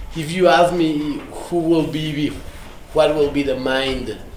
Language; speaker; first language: English; non-native, fluent; Spanish